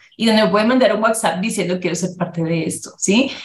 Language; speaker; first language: Spanish; native; Spanish